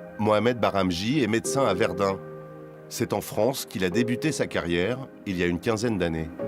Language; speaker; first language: French; native; French